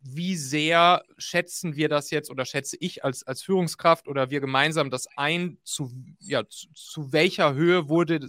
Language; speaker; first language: German; native; German